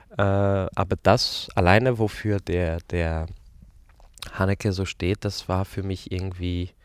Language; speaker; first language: German; non-native, fluent; Hungarian